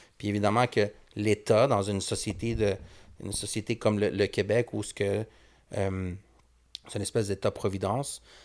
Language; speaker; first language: French; early bilingual, other home language; Spanish